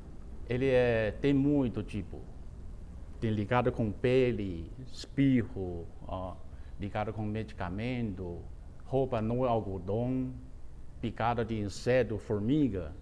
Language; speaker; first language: Portuguese; non-native, fluent; Chinese